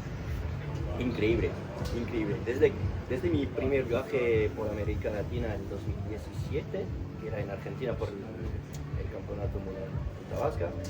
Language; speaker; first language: Spanish; non-native, fluent; French